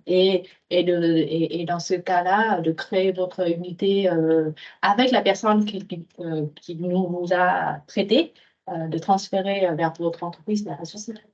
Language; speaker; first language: French; non-native, fluent; Vietnamese